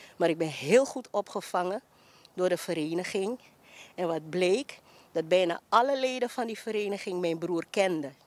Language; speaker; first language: Dutch; native; Dutch